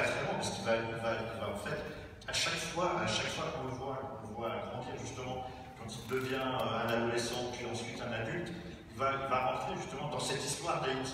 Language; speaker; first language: French; native; French